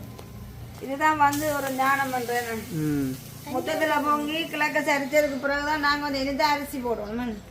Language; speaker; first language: Tamil; native; Tamil